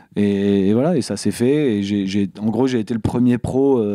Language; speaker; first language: French; native; French